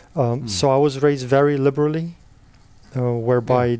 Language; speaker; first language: English; non-native, fluent; Slovenian